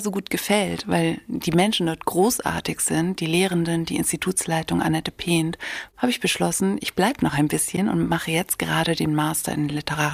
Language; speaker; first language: German; native; German